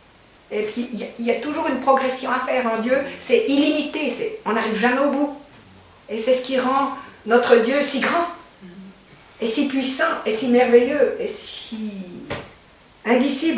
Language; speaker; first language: French; native; French